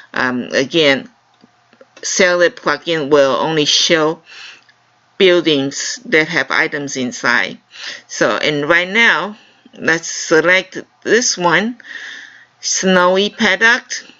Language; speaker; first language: English; non-native, fluent; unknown